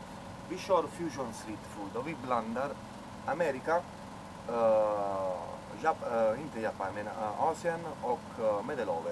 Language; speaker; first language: Swedish; non-native, learner; Italian